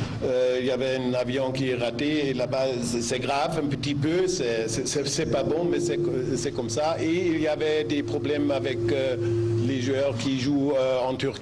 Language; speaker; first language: French; non-native, learner; German